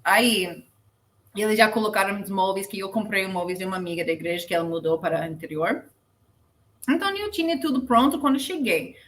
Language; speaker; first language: Portuguese; non-native, learner; English